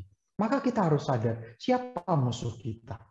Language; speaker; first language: Indonesian; native; Indonesian